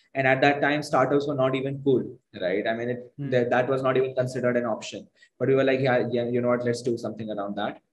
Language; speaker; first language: English; non-native, local second language; Hindi